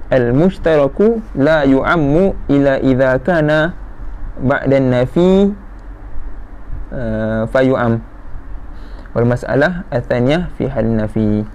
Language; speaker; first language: Arabic; non-native, fluent; Malay